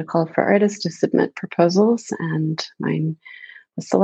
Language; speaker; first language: English; native; English